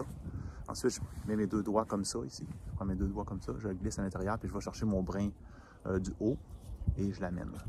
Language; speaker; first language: French; native; French